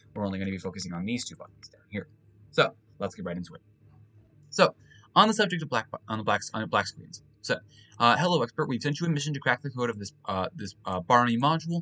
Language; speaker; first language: English; native; English